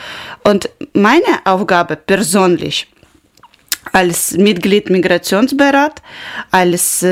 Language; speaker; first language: German; non-native, learner; Ukrainian